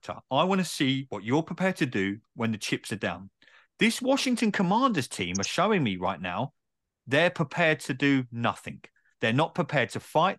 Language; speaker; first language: English; native; English